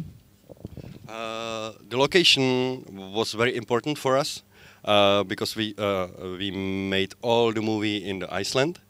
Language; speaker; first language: English; non-native, fluent; Czech